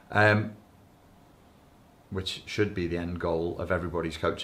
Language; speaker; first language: English; native; English